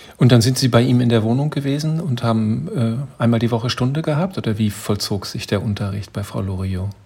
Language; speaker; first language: German; native; German